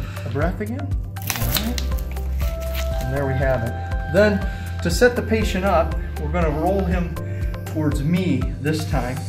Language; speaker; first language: English; native; English